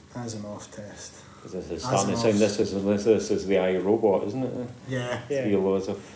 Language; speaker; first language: English; native; English